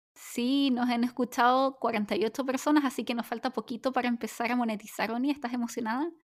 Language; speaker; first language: Spanish; native; Spanish